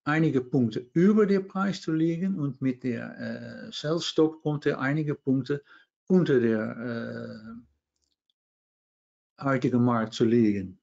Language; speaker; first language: German; non-native, fluent; Dutch